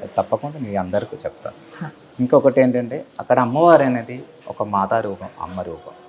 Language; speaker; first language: Telugu; non-native, fluent; Malayalam